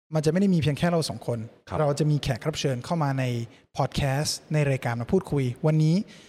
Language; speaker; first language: Thai; early bilingual, other home language; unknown